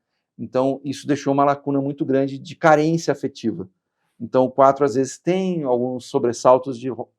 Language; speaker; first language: Portuguese; native; Portuguese